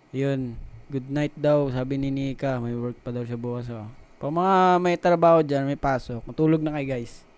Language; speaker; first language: Filipino; non-native, local second language; Cebuano